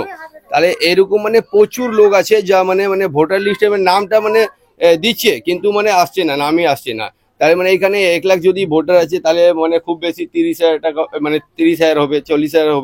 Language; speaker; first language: Bangla; non-native, local second language; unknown